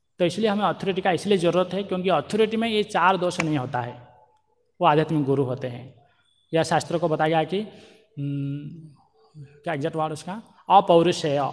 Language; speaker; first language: Hindi; non-native, local second language; Marathi